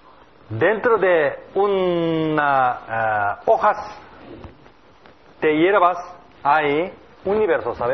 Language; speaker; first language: Spanish; non-native, learner; Korean